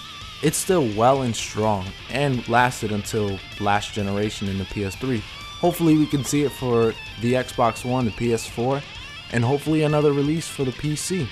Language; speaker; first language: English; native; English